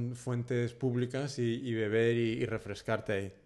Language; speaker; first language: Spanish; early bilingual, heritage; Spanish